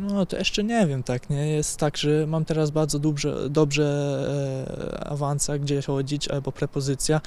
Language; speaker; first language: Polish; early bilingual, heritage; German